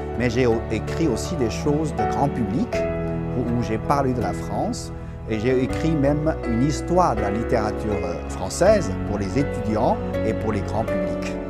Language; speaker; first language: French; non-native, fluent; Chinese